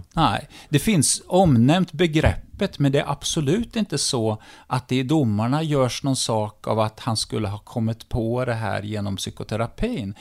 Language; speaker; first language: Swedish; native; Swedish